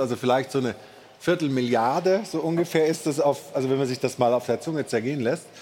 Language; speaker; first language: German; native; German